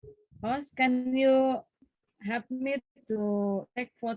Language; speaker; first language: English; non-native, learner; Indonesian